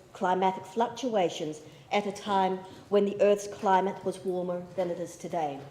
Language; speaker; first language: English; native; English